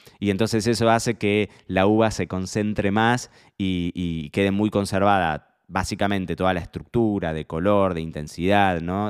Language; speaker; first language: Spanish; native; Spanish